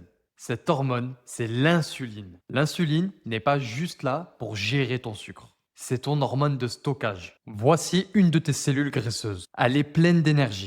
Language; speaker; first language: French; native; French